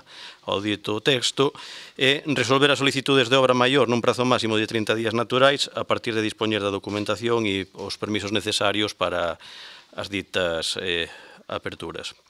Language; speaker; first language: Galician; native; Galician